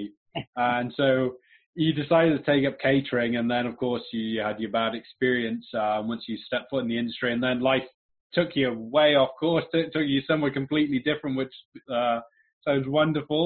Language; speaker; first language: English; native; English